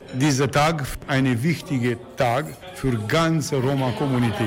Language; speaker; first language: German; non-native, learner; Romanian